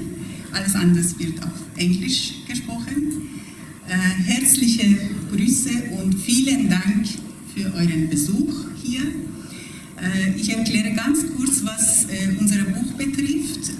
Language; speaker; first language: German; non-native, fluent; Persian